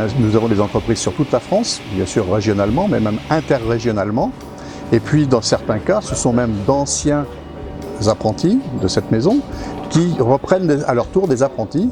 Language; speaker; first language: French; native; French